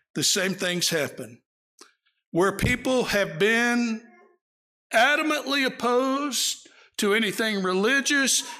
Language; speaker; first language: English; native; English